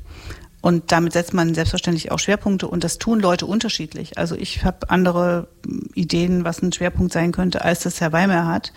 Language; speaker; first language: German; native; German